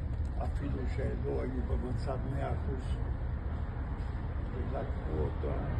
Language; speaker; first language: Hebrew; non-native, fluent; Hungarian